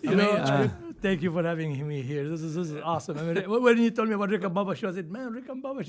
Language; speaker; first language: English; non-native, fluent; Greek